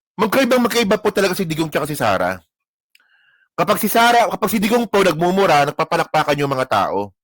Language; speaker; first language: Filipino; non-native, local second language; Hiligaynon